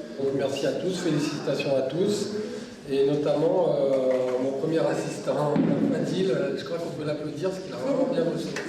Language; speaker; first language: French; native; French